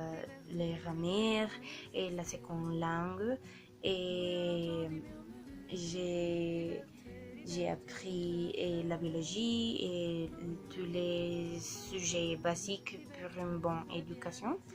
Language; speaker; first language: French; non-native, learner; Spanish